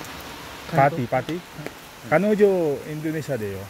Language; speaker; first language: Japanese; non-native, learner; Indonesian